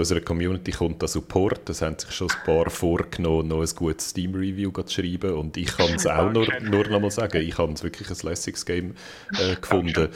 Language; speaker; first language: German; native; German